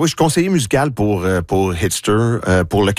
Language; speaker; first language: French; native; French